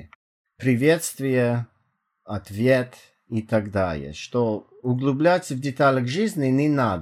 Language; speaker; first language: Russian; non-native, fluent; English